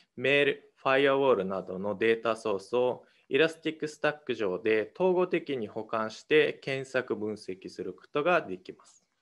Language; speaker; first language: Japanese; non-native, fluent; Mongolian